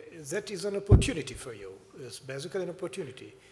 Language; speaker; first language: English; non-native, fluent; Italian